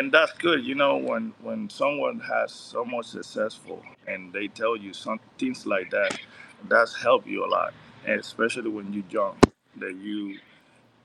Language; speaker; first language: English; non-native, learner; Spanish